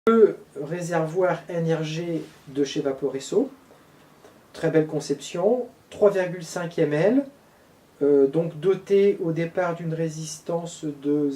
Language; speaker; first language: French; native; French